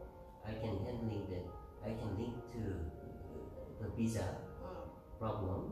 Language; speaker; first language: English; non-native, learner; Korean